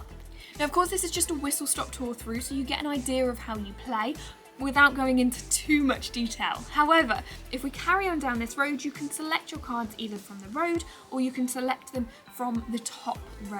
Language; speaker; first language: English; native; English